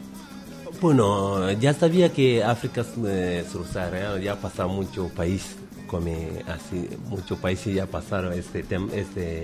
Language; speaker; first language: Spanish; non-native, learner; Bambara